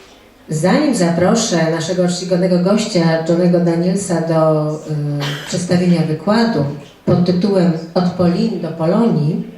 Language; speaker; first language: Polish; native; Polish